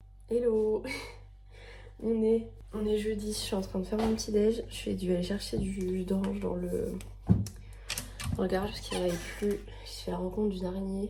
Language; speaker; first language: French; native; French